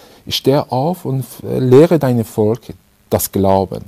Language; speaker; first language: German; non-native, fluent; Persian